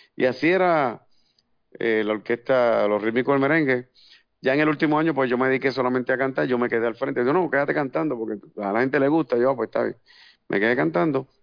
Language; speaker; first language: Spanish; native; Spanish